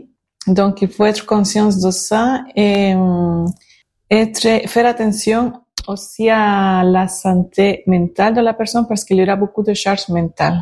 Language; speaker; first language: French; non-native, learner; Spanish